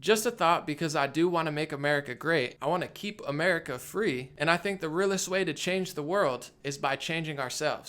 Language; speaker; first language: English; native; English